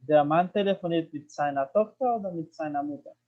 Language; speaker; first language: German; non-native, learner; Spanish